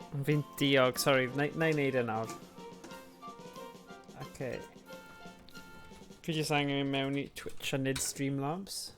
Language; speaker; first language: Welsh; native; Welsh